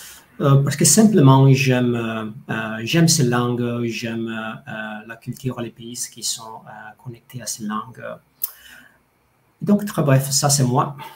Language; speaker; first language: French; non-native, fluent; Italian